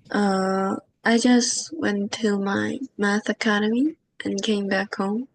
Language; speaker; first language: English; non-native, learner; Korean